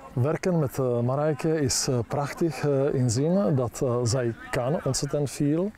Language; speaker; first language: Dutch; non-native, learner; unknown